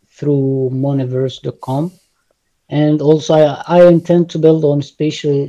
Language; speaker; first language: English; non-native, fluent; Arabic